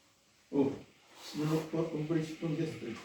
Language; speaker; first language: German; non-native, learner; Filipino